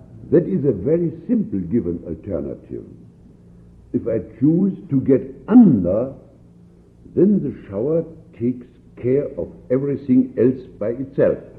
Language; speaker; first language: English; non-native, fluent; German